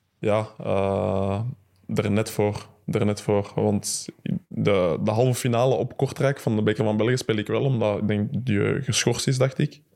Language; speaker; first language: Dutch; early bilingual, other home language; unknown